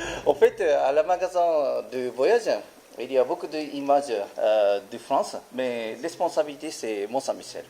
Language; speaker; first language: French; non-native, learner; Japanese